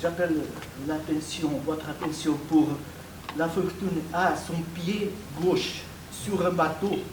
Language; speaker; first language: French; non-native, fluent; Portuguese